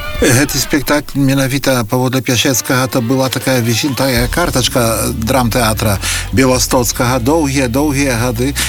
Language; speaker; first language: Belarusian; native; Belarusian